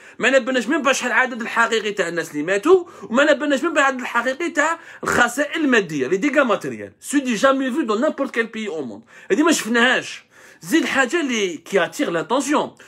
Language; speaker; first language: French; non-native, local second language; Arabic